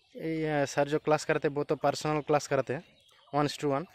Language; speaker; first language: Hindi; non-native, local second language; Bangla